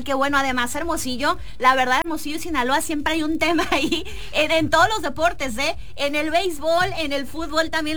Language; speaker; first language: Spanish; native; Spanish